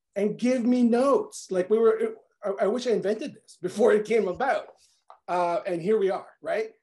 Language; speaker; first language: English; native; English